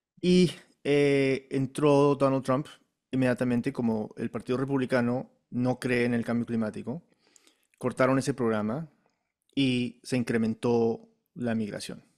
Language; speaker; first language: Spanish; early bilingual, heritage; Spanish